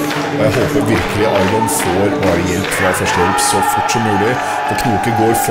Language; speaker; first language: Norwegian; native; Norwegian